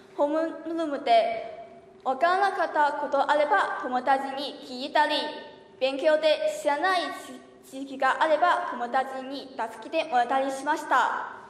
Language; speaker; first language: Japanese; non-native, learner; Chinese